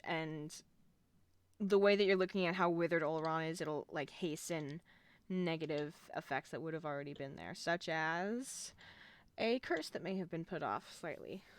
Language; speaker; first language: English; native; English